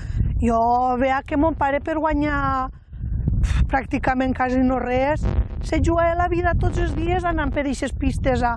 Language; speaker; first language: Catalan; native; Catalan